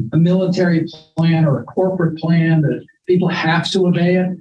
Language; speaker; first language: English; native; English